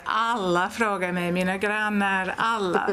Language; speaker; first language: Swedish; non-native, fluent; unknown